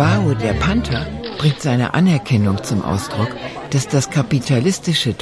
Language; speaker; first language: German; native; German